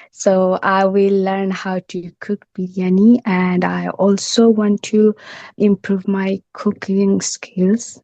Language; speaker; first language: English; non-native, learner; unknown